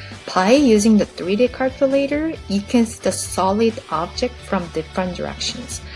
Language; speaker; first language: English; non-native, fluent; Korean